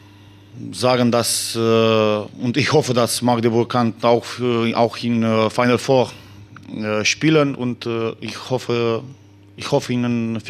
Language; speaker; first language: German; non-native, learner; Romanian